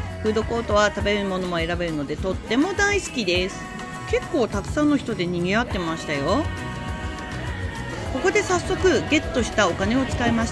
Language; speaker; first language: Japanese; native; Japanese